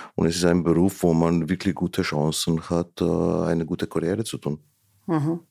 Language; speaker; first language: German; non-native, fluent; Slovenian